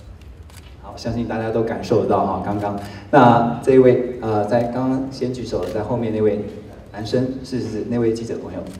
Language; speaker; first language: Chinese; native; Chinese